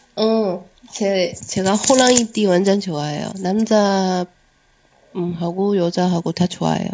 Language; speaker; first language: Korean; non-native, learner; Chinese